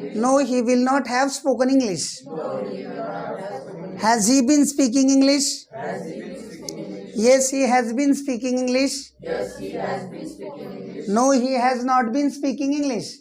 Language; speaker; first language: English; non-native, local second language; Marathi